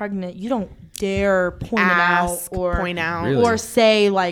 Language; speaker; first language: English; native; English